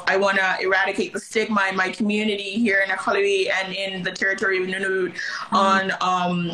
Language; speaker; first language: English; early bilingual, other home language; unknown